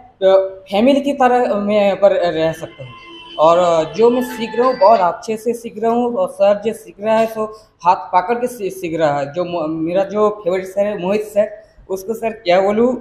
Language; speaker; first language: Hindi; non-native, local second language; Bangla